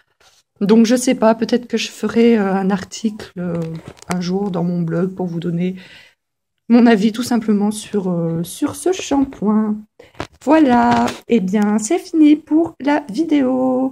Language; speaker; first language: French; native; French